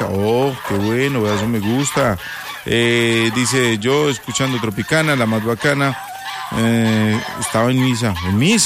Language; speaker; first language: Spanish; native; Spanish